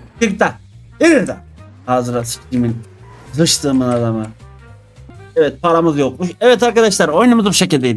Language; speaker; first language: Turkish; native; Turkish